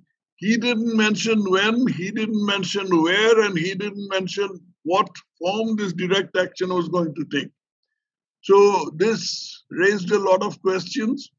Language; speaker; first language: English; non-native, local second language; Bangla